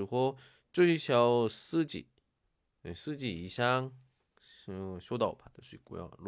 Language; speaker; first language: Chinese; non-native, learner; Korean